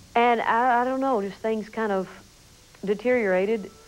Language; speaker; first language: English; native; English